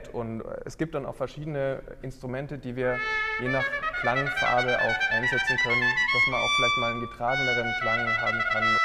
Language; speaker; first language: German; native; German